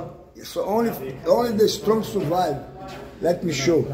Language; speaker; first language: English; non-native, learner; Portuguese